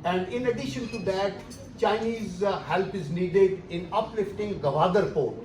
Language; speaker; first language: English; non-native, local second language; Urdu